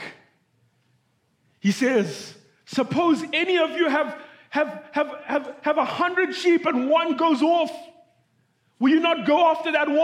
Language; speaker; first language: English; non-native, local second language; Shona